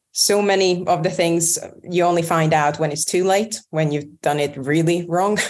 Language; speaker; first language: English; non-native, fluent; Hungarian